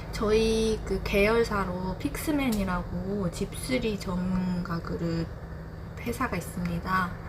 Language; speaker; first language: Korean; non-native, fluent; Japanese